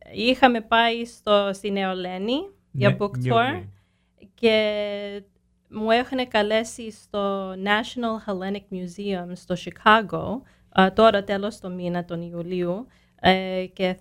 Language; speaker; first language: Greek; early bilingual, heritage; Greek